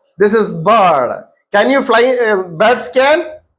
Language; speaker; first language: English; non-native, local second language; Malayalam